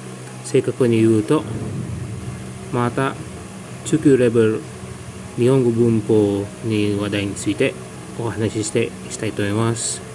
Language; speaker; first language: Japanese; non-native, fluent; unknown